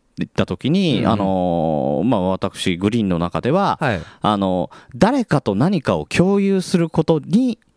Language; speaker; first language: Japanese; native; Japanese